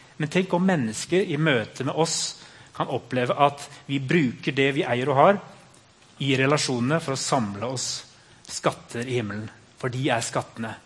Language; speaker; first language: Norwegian; native; Norwegian